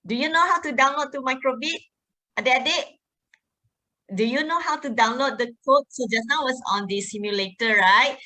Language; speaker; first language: English; non-native, local second language; Malay